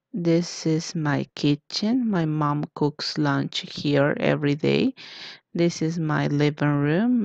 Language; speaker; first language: English; non-native, fluent; Spanish